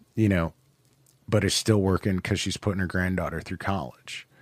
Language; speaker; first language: English; native; English